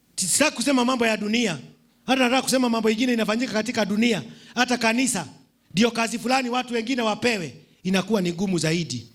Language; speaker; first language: Swahili; non-native, local second language; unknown